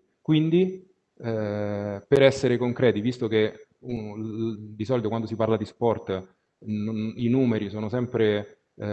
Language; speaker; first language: Italian; native; Italian